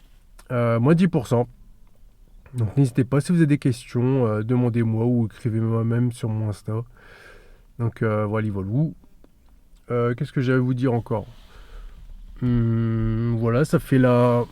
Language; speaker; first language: French; native; French